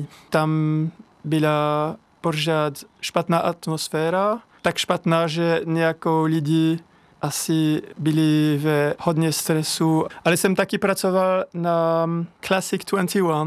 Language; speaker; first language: Czech; non-native, learner; French